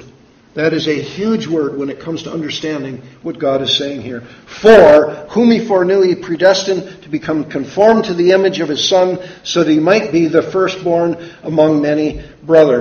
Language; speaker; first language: English; native; English